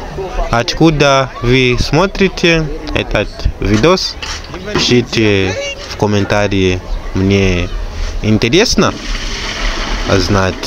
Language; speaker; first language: Russian; non-native, learner; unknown